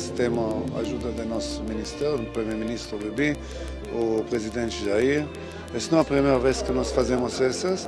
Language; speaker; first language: Portuguese; non-native, fluent; Hebrew